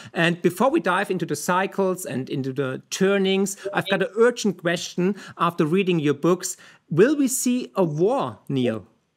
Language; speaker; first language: English; non-native, fluent; German